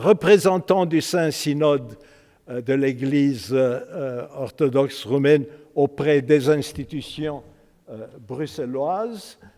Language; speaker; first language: French; non-native, fluent; Romanian